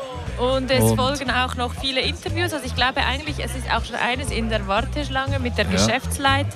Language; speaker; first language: German; native; German